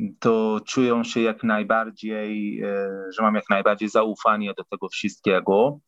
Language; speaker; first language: Polish; non-native, fluent; Persian